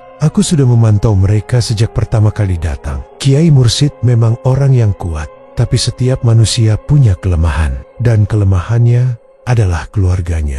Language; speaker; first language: Indonesian; native; Indonesian